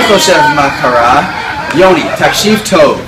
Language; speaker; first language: Hebrew; non-native, learner; English